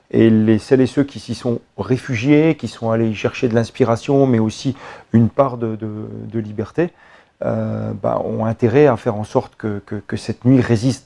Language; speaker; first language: French; native; French